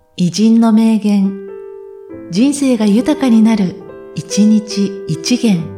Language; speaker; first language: Japanese; native; Japanese